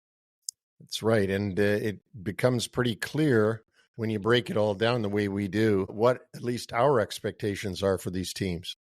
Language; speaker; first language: English; native; English